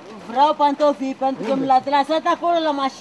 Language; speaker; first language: Romanian; non-native, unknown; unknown